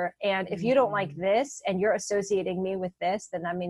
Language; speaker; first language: English; native; English